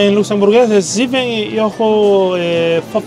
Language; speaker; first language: Spanish; native; Spanish